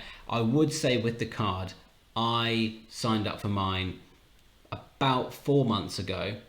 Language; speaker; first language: English; native; English